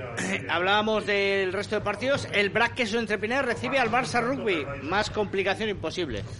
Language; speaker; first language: Spanish; native; Spanish